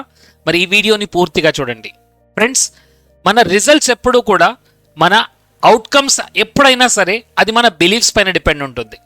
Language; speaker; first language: Telugu; native; Telugu